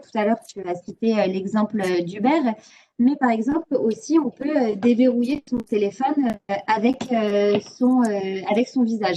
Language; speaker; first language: French; native; French